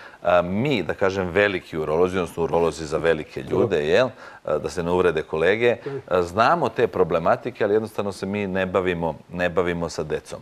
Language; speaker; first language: Croatian; native; Croatian